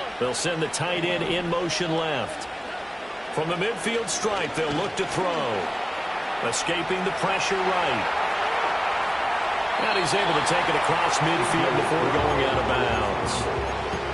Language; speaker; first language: English; native; English